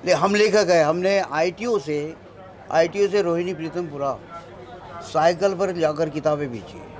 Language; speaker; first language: Hindi; non-native, local second language; Marathi